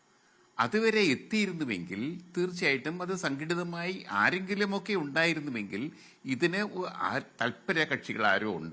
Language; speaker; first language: Malayalam; native; Malayalam